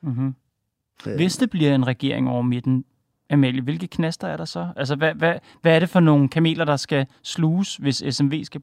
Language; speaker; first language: Danish; native; Danish